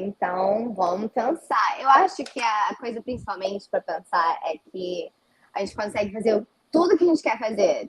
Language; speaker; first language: Portuguese; early bilingual, heritage; Portuguese